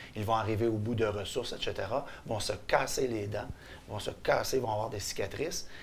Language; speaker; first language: French; native; French